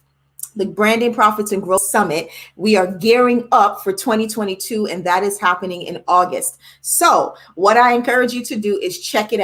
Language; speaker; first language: English; native; English